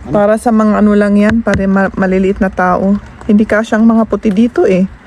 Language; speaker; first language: Filipino; native; Filipino